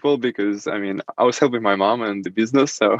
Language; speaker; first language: English; non-native, fluent; Russian